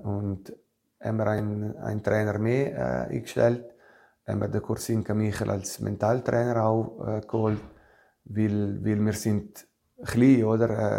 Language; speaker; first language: German; non-native, fluent; Italian